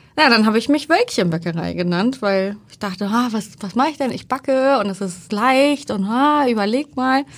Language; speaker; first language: German; early bilingual, other home language; Turkish